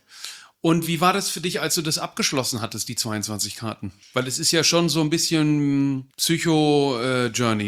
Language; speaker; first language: German; native; German